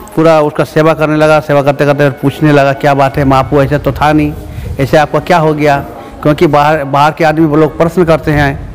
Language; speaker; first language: Hindi; non-native, local second language; Bangla